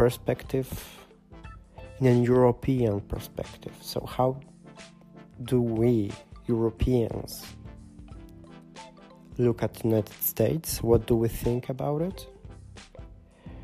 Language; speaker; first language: English; non-native, fluent; Polish